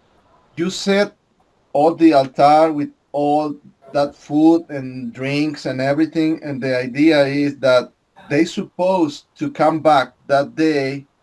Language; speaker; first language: English; non-native, fluent; Spanish